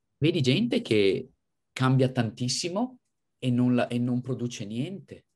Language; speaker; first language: Italian; native; Italian